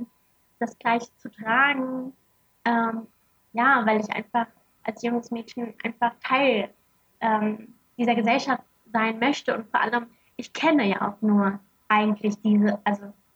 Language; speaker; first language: German; early bilingual, other home language; Arabic